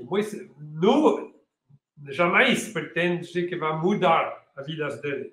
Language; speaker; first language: Portuguese; non-native, learner; French